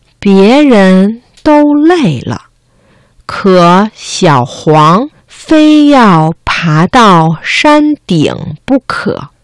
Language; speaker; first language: Chinese; non-native, fluent; Vietnamese